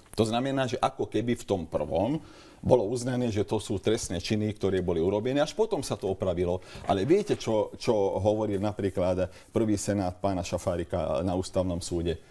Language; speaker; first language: Slovak; non-native, local second language; Hungarian